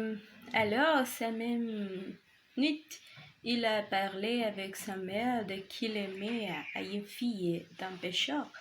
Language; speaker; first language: French; non-native, learner; Spanish